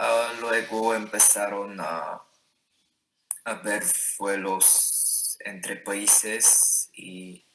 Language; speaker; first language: Spanish; non-native, learner; Bulgarian